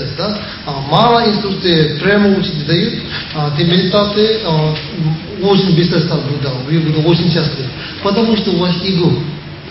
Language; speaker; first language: Russian; non-native, learner; Tibetan